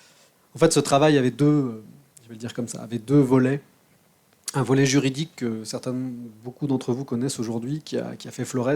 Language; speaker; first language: French; native; French